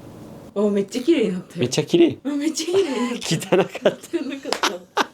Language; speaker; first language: Japanese; non-native, learner; French